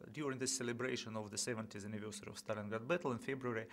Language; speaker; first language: English; non-native, fluent; Russian